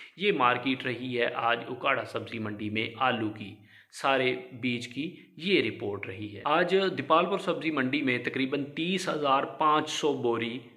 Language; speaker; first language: Urdu; non-native, local second language; Punjabi